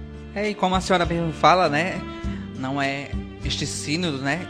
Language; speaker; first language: Portuguese; native; Portuguese